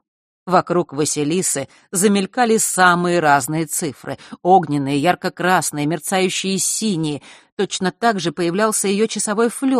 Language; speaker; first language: Russian; native; Russian